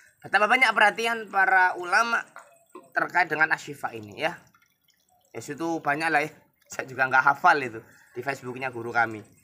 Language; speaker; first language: Indonesian; native; Indonesian